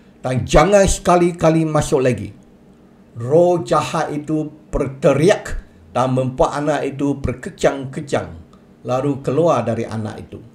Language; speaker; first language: Malay; non-native, local second language; Chinese